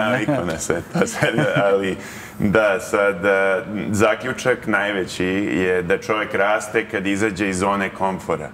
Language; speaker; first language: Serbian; early bilingual, heritage; Serbian